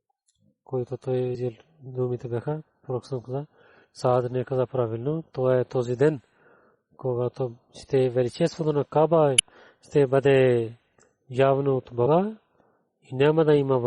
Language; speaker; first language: Bulgarian; non-native, learner; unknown